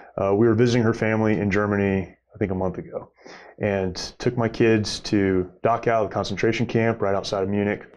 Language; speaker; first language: English; native; English